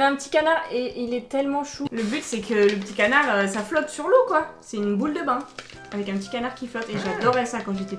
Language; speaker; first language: French; native; French